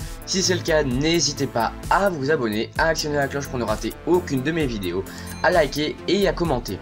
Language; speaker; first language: French; native; French